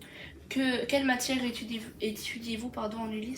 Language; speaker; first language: French; native; French